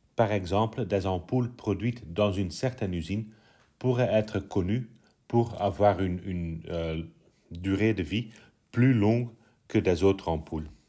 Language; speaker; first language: French; non-native, local second language; Dutch